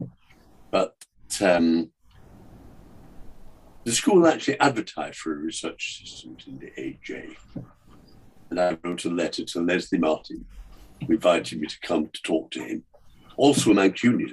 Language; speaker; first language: English; native; English